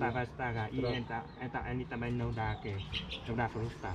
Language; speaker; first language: Portuguese; non-native, learner; Vietnamese